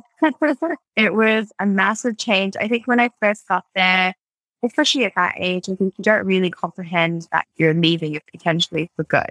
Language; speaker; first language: English; native; English